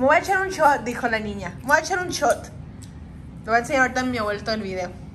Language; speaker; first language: Spanish; early bilingual, other home language; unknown